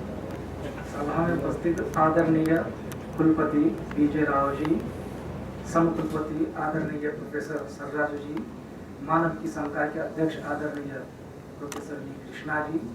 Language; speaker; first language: Hindi; native; Hindi